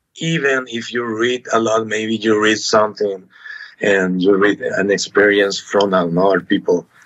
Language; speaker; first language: English; non-native, learner; Spanish